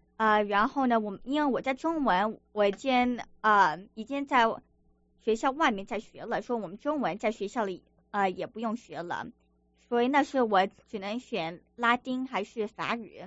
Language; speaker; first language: Chinese; early bilingual, other home language; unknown